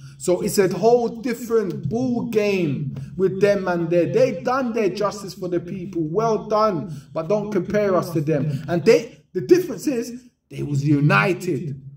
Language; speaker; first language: English; native; English